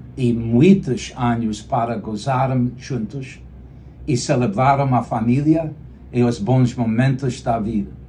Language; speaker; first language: Portuguese; non-native, learner; English